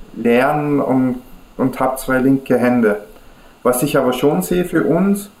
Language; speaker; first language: German; native; German